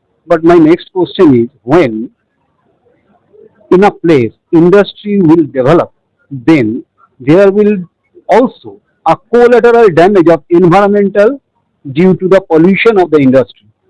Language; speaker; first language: English; non-native, local second language; Bangla